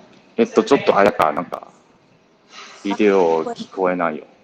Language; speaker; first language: Japanese; non-native, learner; English